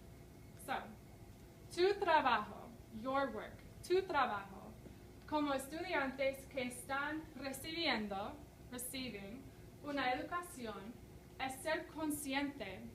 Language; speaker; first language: Spanish; non-native, fluent; English